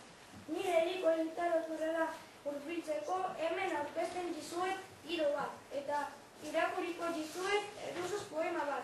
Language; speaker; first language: Basque; early bilingual, other home language; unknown